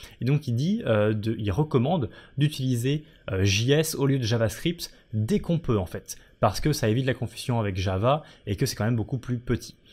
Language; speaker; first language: French; native; French